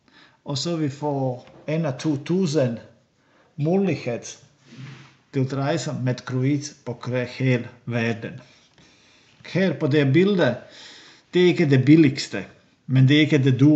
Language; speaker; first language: Danish; non-native, learner; Latvian